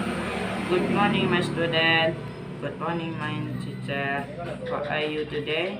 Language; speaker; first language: English; non-native, learner; Indonesian